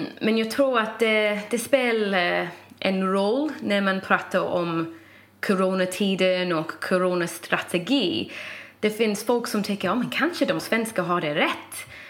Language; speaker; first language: Swedish; non-native, fluent; English